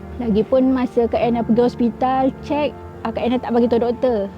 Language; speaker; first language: Malay; native; Malay